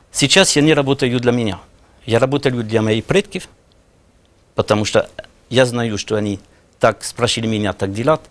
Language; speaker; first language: Russian; non-native, learner; French